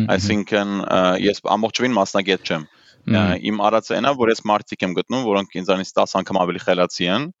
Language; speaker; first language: Armenian; early bilingual, heritage; Armenian